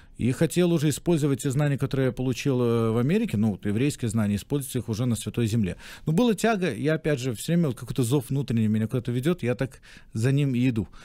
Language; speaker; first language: Russian; native; Russian